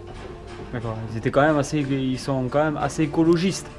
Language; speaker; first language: French; native; French